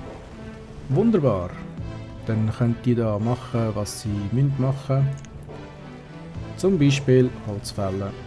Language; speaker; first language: German; native; German